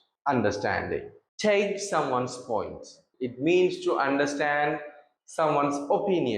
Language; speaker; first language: English; non-native, local second language; Tamil